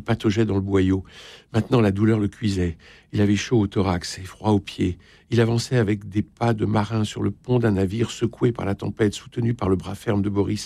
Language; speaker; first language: French; native; French